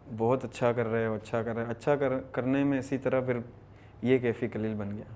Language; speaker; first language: Urdu; non-native, local second language; Baluchi